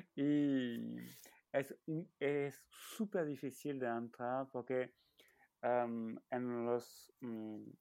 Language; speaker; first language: Spanish; non-native, fluent; French